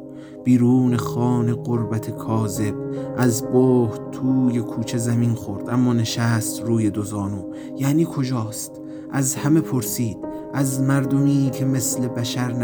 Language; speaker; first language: Persian; native; Persian